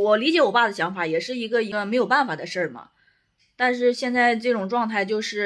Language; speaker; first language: Chinese; native; Chinese